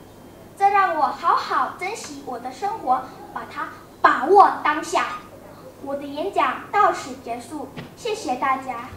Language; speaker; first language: Chinese; non-native, learner; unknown